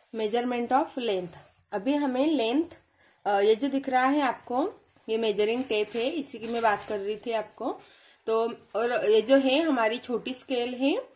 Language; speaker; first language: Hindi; non-native, local second language; Marathi